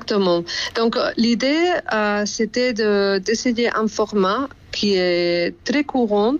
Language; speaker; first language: French; non-native, fluent; Spanish